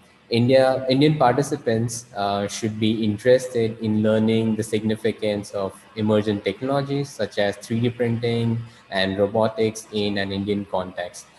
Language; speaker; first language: English; non-native, local second language; Hindi